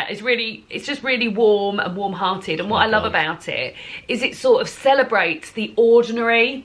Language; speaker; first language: English; native; English